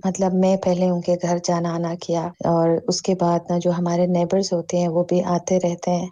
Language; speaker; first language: Urdu; non-native, fluent; Tajik